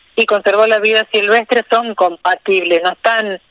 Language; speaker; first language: Spanish; native; Spanish